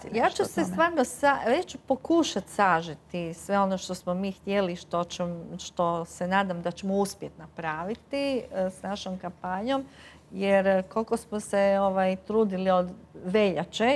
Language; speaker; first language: Croatian; native; Croatian